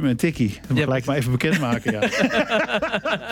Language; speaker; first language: Dutch; native; Dutch